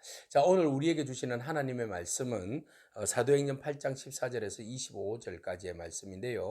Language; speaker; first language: Korean; native; Korean